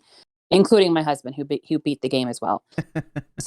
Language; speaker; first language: English; native; English